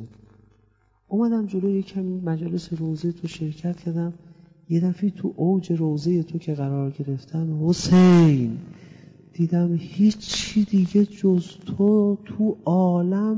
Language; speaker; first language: Persian; native; Persian